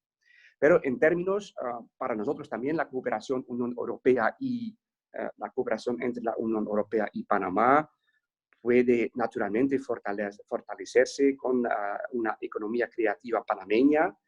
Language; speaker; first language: Spanish; non-native, fluent; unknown